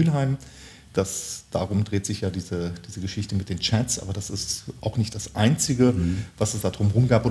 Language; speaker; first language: German; early bilingual, other home language; Turkish